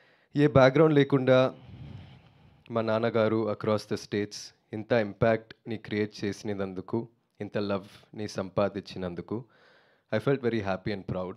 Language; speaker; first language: Telugu; non-native, learner; Tamil